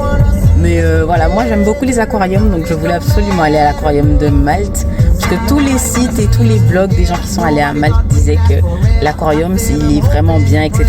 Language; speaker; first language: French; native; French